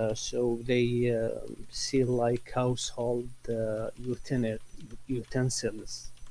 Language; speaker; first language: English; non-native, learner; Arabic